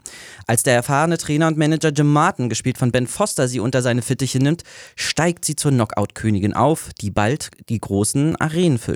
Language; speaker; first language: German; native; German